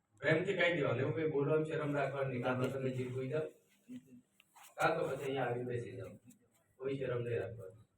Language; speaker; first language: Gujarati; native; Gujarati